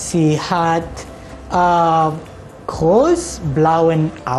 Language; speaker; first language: German; non-native, learner; Malay